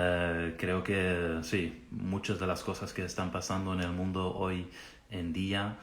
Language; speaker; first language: Spanish; non-native, fluent; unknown